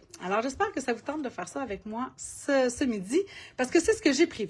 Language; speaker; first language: French; native; French